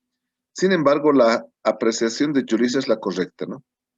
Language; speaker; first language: Spanish; native; Spanish